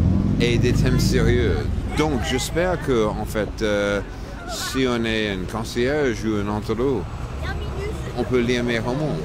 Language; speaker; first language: French; non-native, fluent; English